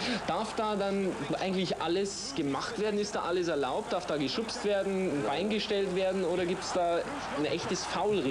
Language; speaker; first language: German; native; German